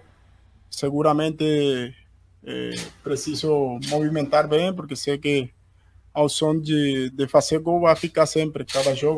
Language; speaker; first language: Portuguese; non-native, fluent; Spanish